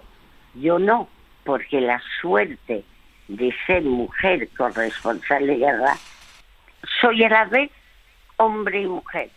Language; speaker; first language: Spanish; early bilingual, other home language; French